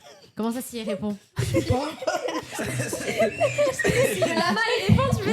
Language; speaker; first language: French; native; French